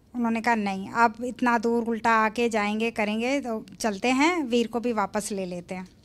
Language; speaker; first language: Hindi; native; Hindi